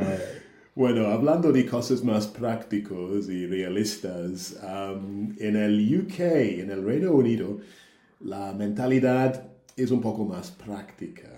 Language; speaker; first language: Spanish; non-native, fluent; English